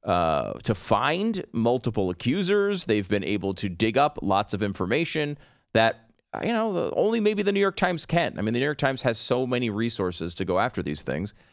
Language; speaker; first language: English; native; English